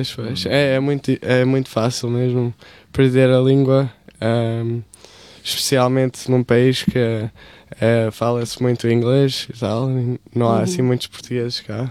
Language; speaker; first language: Portuguese; early bilingual, heritage; English